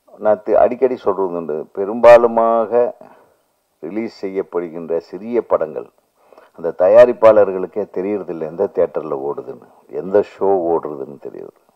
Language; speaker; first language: Tamil; native; Tamil